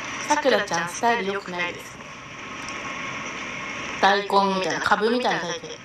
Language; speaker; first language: Japanese; native; Japanese